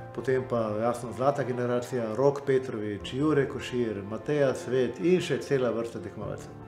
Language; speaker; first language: Slovenian; native; Slovenian